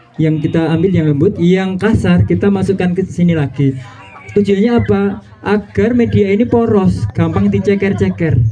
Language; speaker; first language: Indonesian; non-native, local second language; Javanese